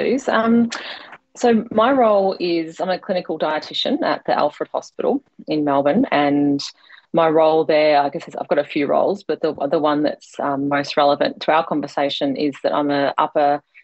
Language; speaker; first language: English; native; English